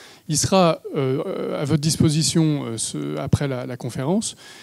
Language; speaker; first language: French; native; French